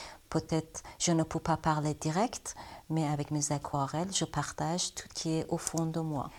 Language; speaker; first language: French; non-native, learner; Persian